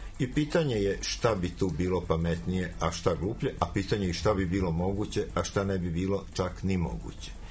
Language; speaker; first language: Serbian; native; Serbian